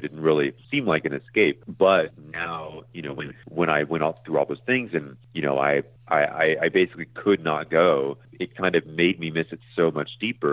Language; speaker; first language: English; native; English